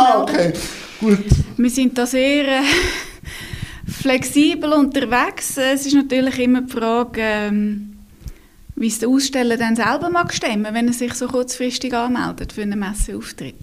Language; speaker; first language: German; native; German